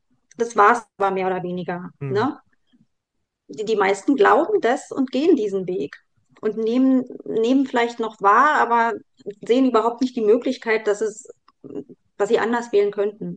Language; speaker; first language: German; native; German